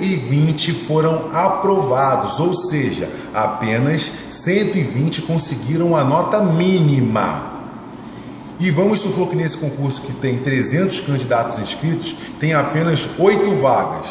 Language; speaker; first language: Portuguese; native; Portuguese